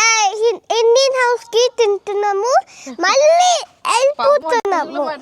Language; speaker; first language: Telugu; early bilingual, heritage; Telugu